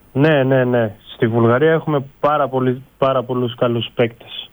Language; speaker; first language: Greek; non-native, fluent; Bulgarian